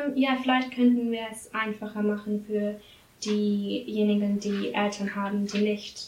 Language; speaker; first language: German; non-native, learner; English